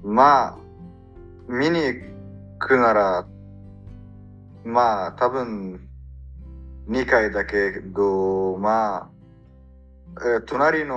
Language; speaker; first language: Japanese; non-native, learner; Arabic